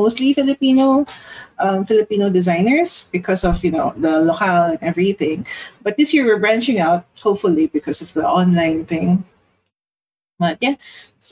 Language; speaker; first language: English; non-native, local second language; Filipino